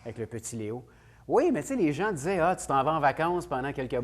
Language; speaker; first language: French; native; French